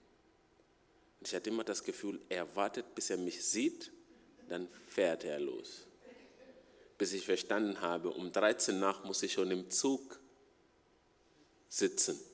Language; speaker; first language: German; non-native, fluent; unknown